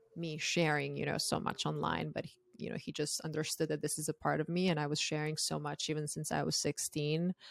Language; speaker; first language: English; non-native, fluent; Croatian